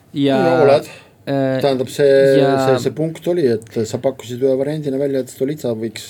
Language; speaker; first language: Estonian; non-native, local second language; Russian